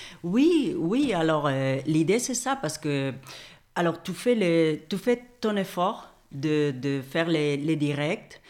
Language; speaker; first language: French; non-native, fluent; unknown